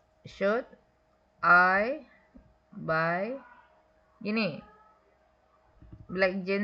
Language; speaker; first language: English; non-native, fluent; Indonesian